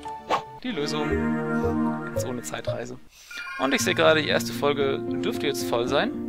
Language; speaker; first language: German; native; German